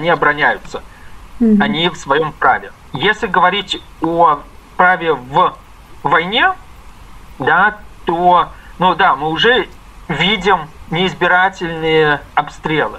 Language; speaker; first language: Russian; native; Russian